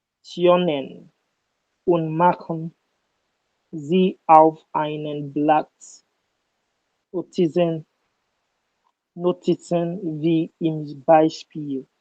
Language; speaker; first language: German; non-native, learner; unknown